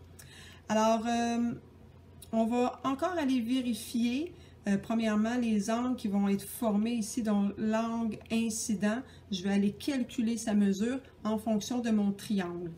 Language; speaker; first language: French; native; French